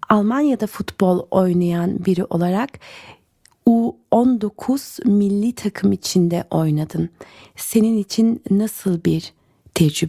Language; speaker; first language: Turkish; early bilingual, heritage; Turkish